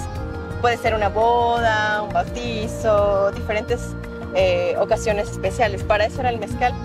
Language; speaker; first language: Spanish; native; Spanish